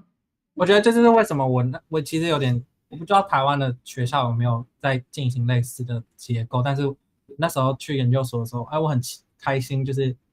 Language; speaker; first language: Chinese; native; Chinese